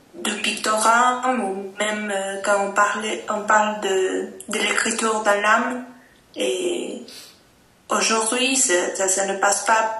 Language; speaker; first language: French; non-native, fluent; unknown